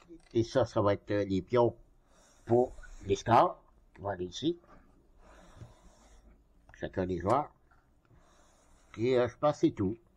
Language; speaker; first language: French; native; French